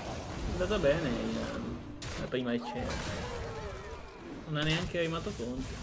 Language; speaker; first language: Italian; native; Italian